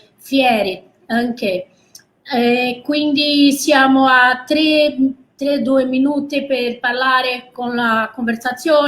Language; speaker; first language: Italian; non-native, learner; Portuguese